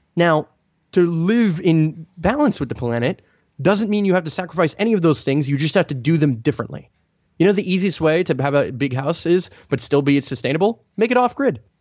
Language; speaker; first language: English; non-native, fluent; Italian